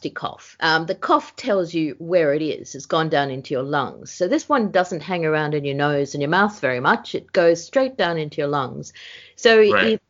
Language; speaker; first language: English; native; English